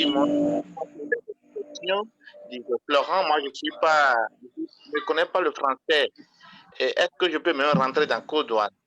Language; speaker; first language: French; non-native, local second language; Fon